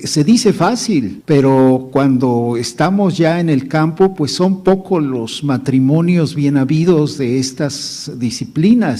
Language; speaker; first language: Spanish; native; Spanish